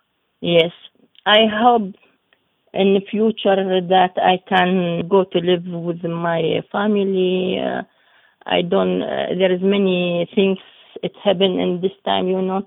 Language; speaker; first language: English; non-native, learner; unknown